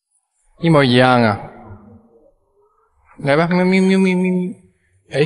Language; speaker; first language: Chinese; native; Chinese